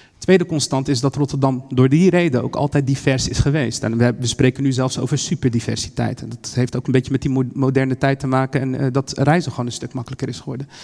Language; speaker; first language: Dutch; early bilingual, other home language; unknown